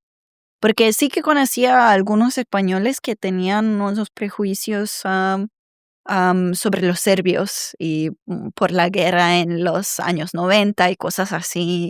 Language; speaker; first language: Spanish; non-native, fluent; Serbian